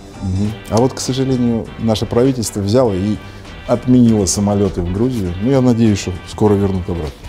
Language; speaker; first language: Russian; native; Russian